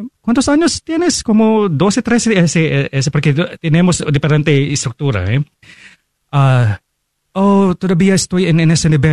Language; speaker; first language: Spanish; non-native, fluent; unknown